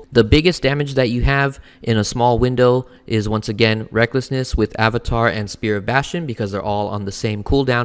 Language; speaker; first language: English; native; English